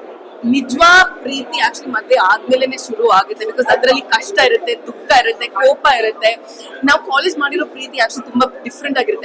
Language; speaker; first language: Kannada; non-native, fluent; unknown